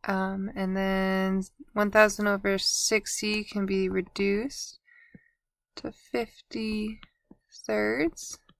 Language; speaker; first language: English; native; English